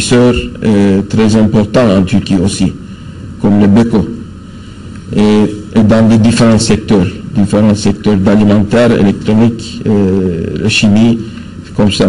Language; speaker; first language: French; non-native, fluent; Turkish